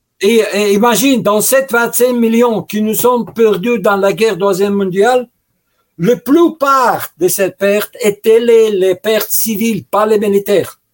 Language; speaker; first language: French; non-native, learner; Russian